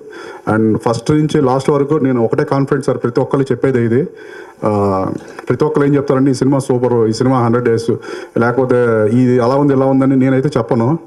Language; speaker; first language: Telugu; native; Telugu